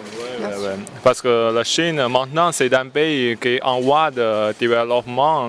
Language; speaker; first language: French; non-native, learner; Chinese